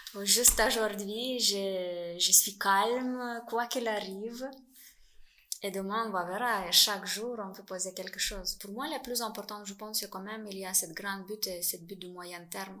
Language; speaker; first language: French; non-native, fluent; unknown